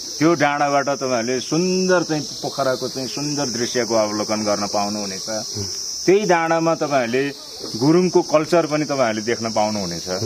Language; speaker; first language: Nepali; non-native, local second language; Gurung